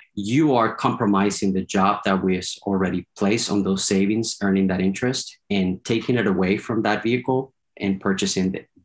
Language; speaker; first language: English; non-native, fluent; Spanish